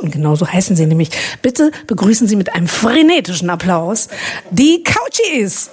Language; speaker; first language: German; native; German